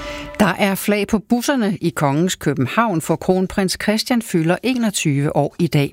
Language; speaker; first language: Danish; native; Danish